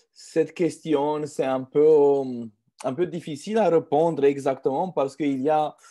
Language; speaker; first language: French; non-native, fluent; Romanian